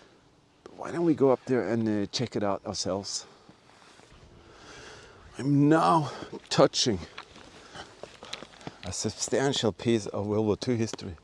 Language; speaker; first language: English; non-native, fluent; Norwegian